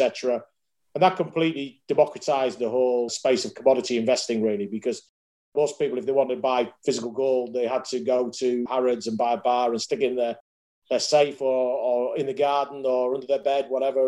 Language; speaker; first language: English; native; English